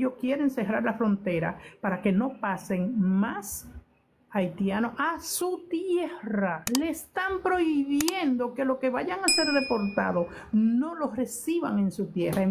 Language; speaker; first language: Spanish; native; Spanish